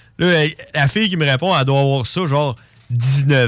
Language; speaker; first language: French; native; French